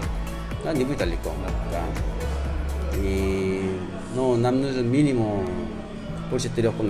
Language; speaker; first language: Russian; non-native, learner; Korean